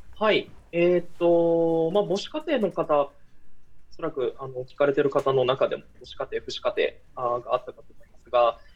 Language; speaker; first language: Japanese; early bilingual, other home language; Portuguese